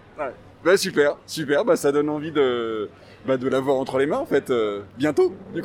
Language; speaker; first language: French; native; French